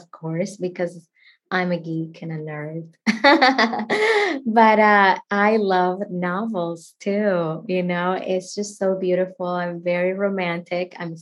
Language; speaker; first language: English; non-native, fluent; Spanish